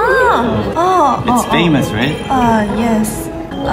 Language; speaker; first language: English; non-native, learner; Chinese